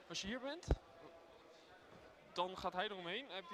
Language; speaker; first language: Dutch; native; Dutch